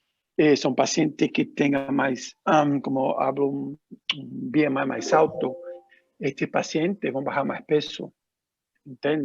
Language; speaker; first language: Spanish; non-native, learner; Portuguese